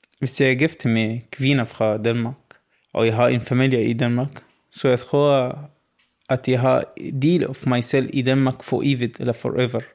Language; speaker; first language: Danish; non-native, learner; Arabic